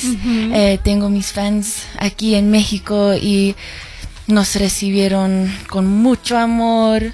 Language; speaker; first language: Spanish; non-native, learner; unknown